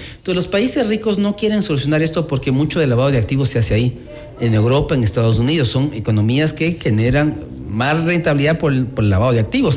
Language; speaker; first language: Spanish; native; Spanish